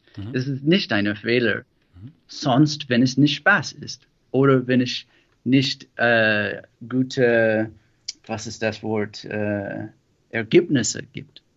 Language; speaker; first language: German; non-native, learner; English